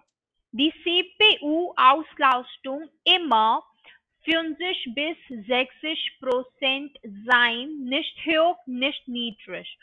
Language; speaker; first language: German; non-native, learner; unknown